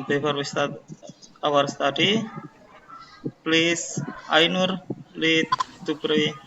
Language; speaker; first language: English; non-native, learner; Indonesian